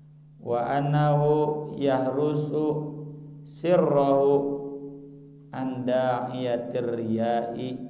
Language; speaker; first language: Arabic; non-native, fluent; Sundanese